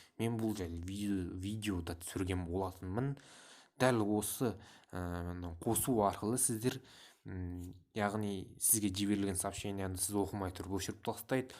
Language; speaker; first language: Kazakh; non-native, local second language; Russian